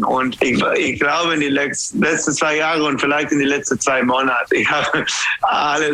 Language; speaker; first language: German; non-native, learner; English